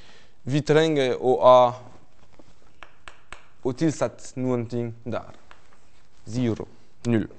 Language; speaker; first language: Norwegian; non-native, fluent; French